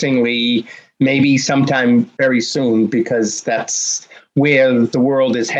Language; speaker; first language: English; native; English